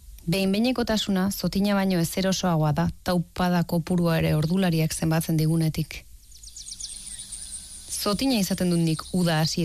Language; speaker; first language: Basque; native; Basque